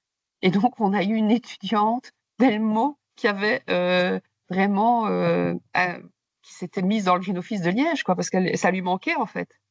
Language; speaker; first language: French; native; French